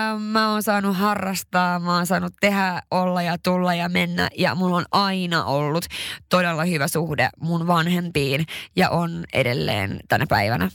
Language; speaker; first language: Finnish; early bilingual, heritage; Swedish